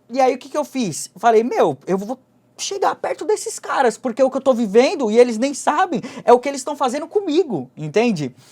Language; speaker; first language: Portuguese; early bilingual, other home language; Japanese